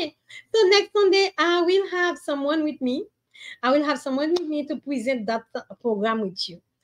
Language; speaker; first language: English; non-native, learner; Haitian Creole